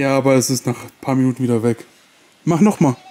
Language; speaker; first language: German; native; German